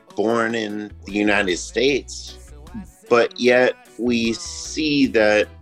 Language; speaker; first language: English; native; English